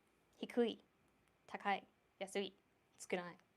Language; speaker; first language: Japanese; non-native, fluent; English